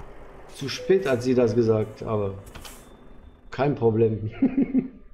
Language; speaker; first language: German; non-native, fluent; French